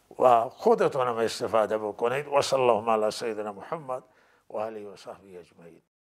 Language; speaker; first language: Persian; non-native, local second language; Baluchi